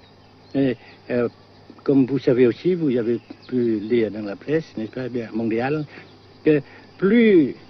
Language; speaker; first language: French; non-native, fluent; Vietnamese